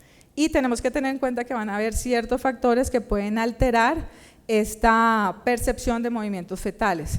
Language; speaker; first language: Spanish; native; Spanish